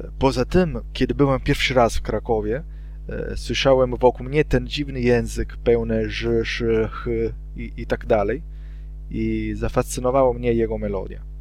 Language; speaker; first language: Polish; non-native, learner; Italian